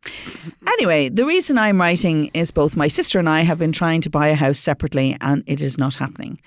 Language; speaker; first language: English; native; English